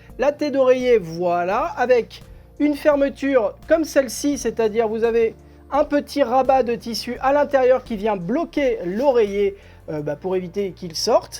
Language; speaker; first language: French; native; French